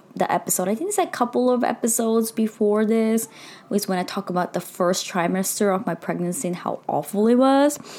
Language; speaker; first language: English; early bilingual, heritage; Japanese